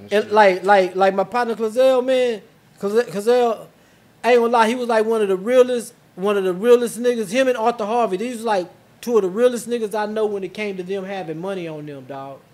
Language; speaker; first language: English; native; English